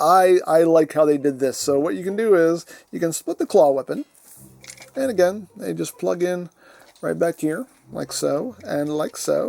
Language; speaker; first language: English; native; English